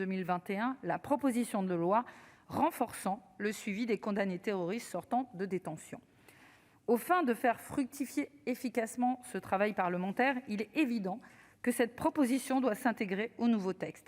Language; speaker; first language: French; native; French